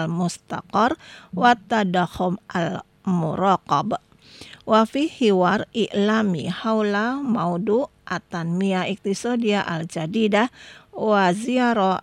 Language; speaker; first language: Arabic; non-native, fluent; Indonesian